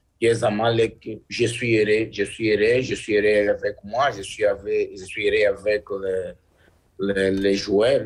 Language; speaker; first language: French; non-native, learner; Portuguese